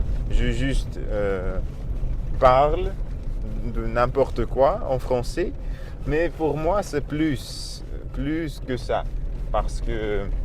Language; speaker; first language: French; non-native, learner; Russian